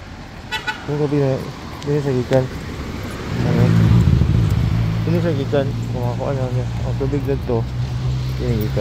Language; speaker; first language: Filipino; non-native, local second language; Cebuano